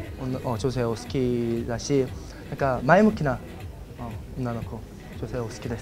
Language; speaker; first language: Japanese; non-native, fluent; Korean